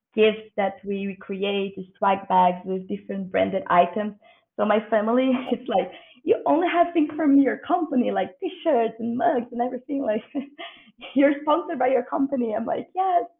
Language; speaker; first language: English; non-native, fluent; Portuguese